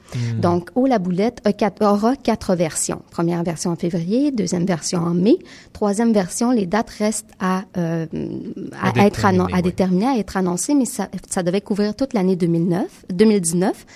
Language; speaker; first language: French; native; French